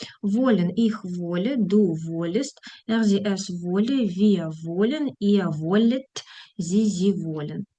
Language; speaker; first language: German; non-native, fluent; Ukrainian